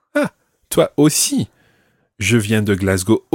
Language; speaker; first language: French; non-native, fluent; English